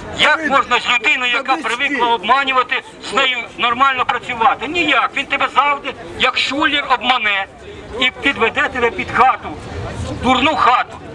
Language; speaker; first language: Ukrainian; native; Ukrainian